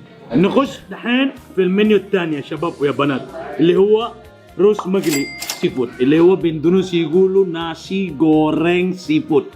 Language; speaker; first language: Arabic; native; Arabic